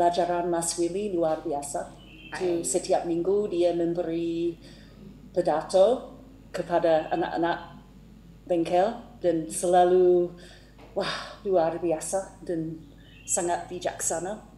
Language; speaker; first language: Indonesian; non-native, fluent; English